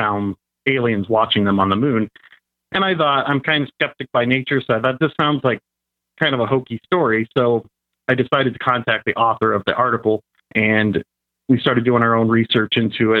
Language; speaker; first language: English; native; English